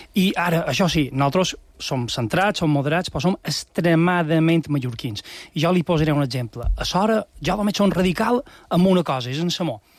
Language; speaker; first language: Catalan; native; Catalan